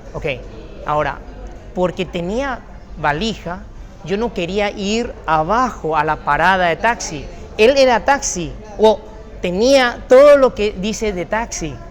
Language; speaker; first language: Spanish; non-native, fluent; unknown